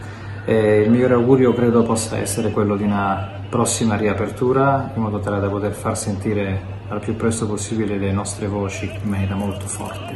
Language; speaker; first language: Italian; native; Italian